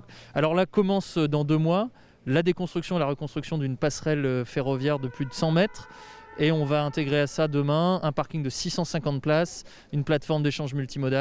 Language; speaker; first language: French; native; French